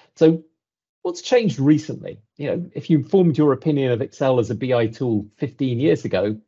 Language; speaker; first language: English; native; English